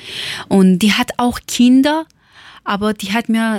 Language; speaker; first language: German; non-native, learner; Persian